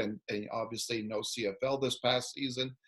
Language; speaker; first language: English; native; English